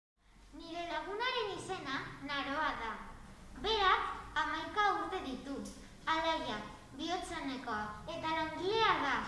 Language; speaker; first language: Basque; non-native, local second language; Spanish